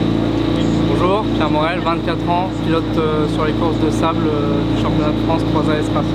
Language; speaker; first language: French; native; French